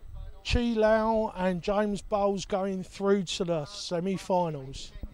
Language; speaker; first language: English; native; English